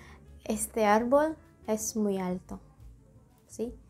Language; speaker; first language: Spanish; non-native, learner; Indonesian